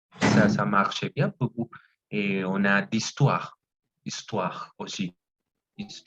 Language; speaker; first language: French; non-native, fluent; Spanish